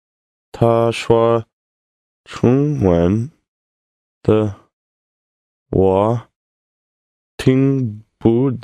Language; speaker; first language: Chinese; non-native, learner; English